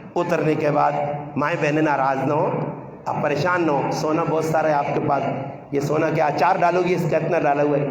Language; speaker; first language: Urdu; non-native, local second language; Punjabi